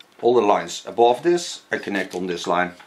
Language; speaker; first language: English; non-native, fluent; Dutch